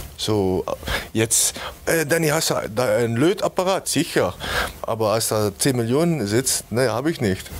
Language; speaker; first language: German; non-native, learner; Dutch